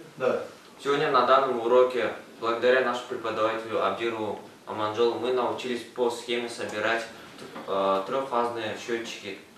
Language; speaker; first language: Russian; non-native, local second language; Kazakh